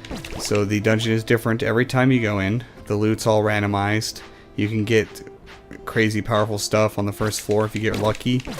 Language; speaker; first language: English; native; English